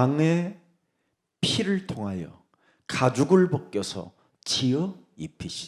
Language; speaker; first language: Korean; native; Korean